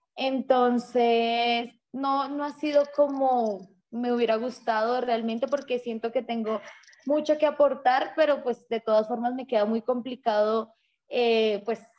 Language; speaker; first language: Spanish; native; Spanish